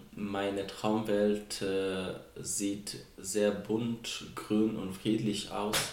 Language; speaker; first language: German; non-native, fluent; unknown